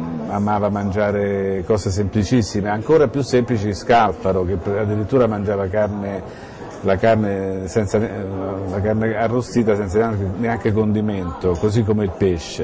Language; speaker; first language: Italian; native; Italian